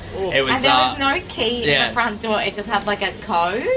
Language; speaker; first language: English; native; English